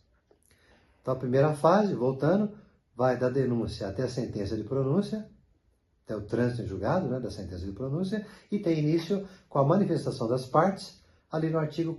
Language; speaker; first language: Portuguese; native; Portuguese